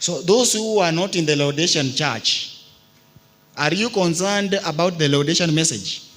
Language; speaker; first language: English; non-native, local second language; Swahili